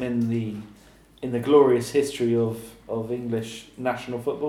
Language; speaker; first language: English; native; English